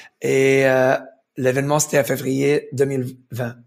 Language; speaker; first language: French; early bilingual, heritage; French